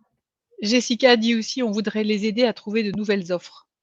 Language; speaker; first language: French; native; French